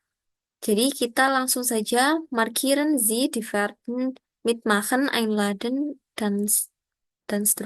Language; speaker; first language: German; non-native, learner; Indonesian